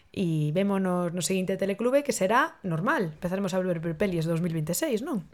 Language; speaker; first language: Galician; native; Galician